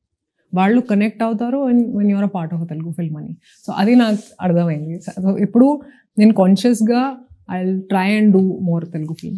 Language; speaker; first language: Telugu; non-native, local second language; Hindi